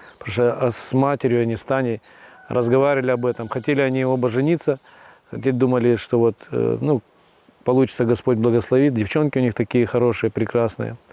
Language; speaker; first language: Russian; native; Russian